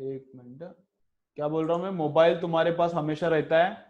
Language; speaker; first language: Hindi; non-native, local second language; Marathi